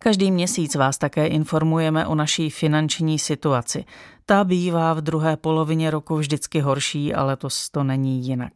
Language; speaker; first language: Czech; native; Czech